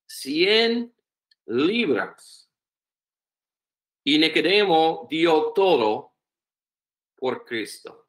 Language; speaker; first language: Spanish; non-native, learner; English